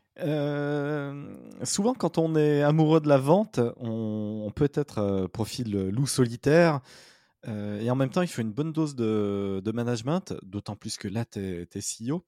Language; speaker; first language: French; native; French